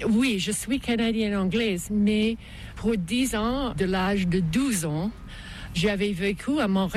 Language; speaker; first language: French; non-native, local second language; English